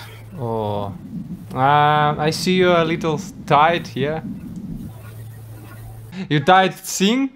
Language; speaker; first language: English; non-native, learner; Russian